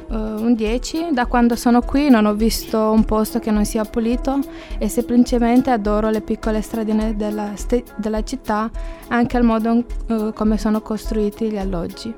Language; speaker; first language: Italian; non-native, fluent; Romanian